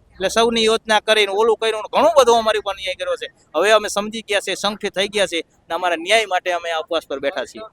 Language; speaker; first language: Gujarati; native; Gujarati